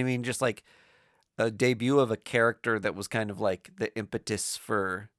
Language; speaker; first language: English; native; English